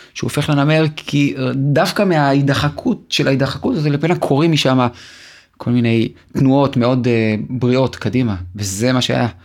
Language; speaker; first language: Hebrew; native; Hebrew